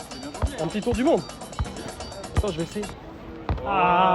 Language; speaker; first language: French; native; French